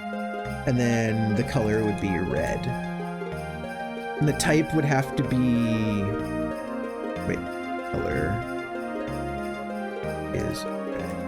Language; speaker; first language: English; native; English